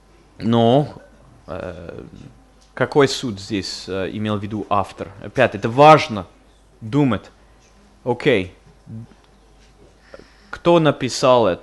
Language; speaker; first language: Russian; non-native, fluent; English